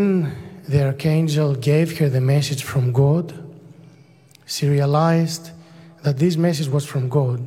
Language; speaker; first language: English; non-native, fluent; Greek